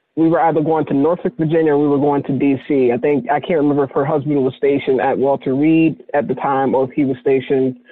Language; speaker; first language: English; native; English